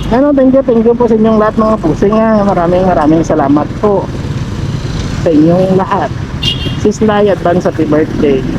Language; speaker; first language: Filipino; non-native, local second language; Hiligaynon